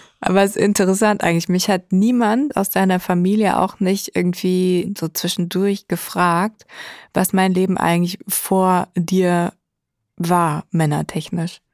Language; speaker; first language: German; native; German